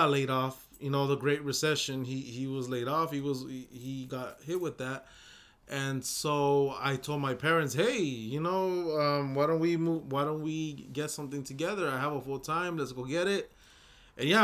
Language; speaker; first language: English; early bilingual, other home language; Spanish